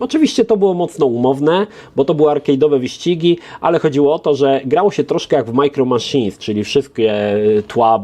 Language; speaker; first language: Polish; native; Polish